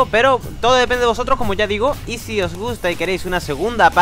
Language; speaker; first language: Spanish; native; Spanish